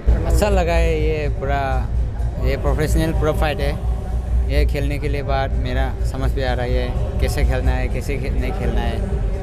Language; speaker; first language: Hindi; non-native, local second language; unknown